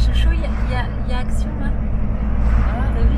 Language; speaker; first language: French; native; French